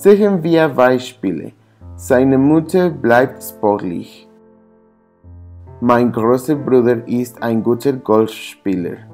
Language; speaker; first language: German; non-native, learner; English